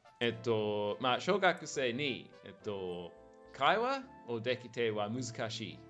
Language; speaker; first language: Japanese; non-native, learner; English